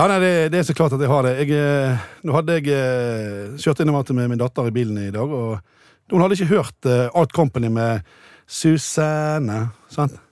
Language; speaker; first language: Norwegian; native; Norwegian